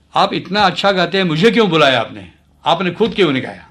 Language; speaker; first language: Hindi; non-native, local second language; Marathi